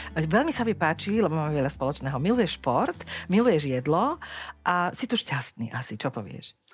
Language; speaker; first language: Slovak; native; Slovak